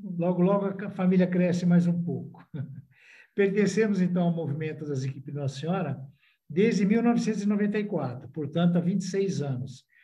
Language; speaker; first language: Portuguese; non-native, fluent; Italian